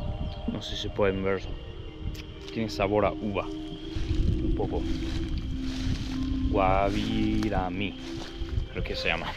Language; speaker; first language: Spanish; non-native, fluent; English